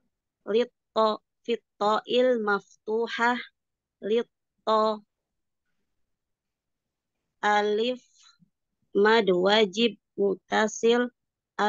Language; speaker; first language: Arabic; non-native, learner; Indonesian